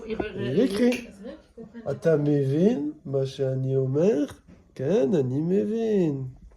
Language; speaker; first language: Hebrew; non-native, fluent; French